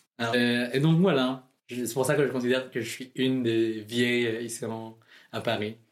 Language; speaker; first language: French; non-native, fluent; Filipino